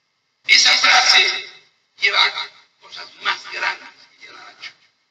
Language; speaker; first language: Spanish; native; Spanish